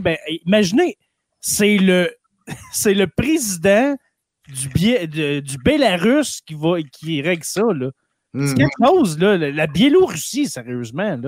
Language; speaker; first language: French; native; French